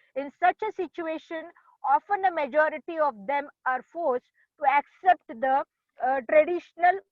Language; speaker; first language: English; non-native, local second language; Marathi